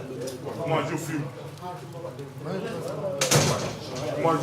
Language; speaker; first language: French; non-native, local second language; Wolof